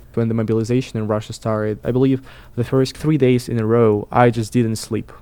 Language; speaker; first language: English; non-native, fluent; Russian